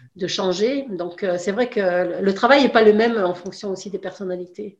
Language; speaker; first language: French; native; French